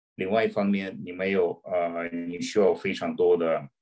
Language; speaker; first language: Chinese; non-native, fluent; Russian